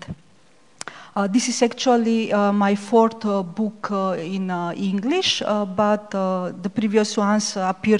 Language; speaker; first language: English; non-native, fluent; Macedonian